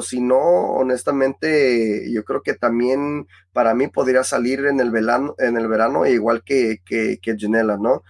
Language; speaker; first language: Spanish; early bilingual, heritage; Spanish